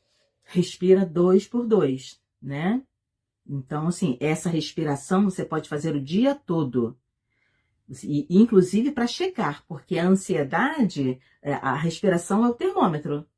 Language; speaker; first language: Portuguese; native; Portuguese